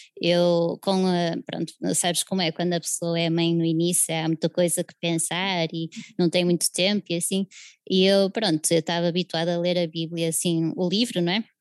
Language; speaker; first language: Portuguese; early bilingual, other home language; English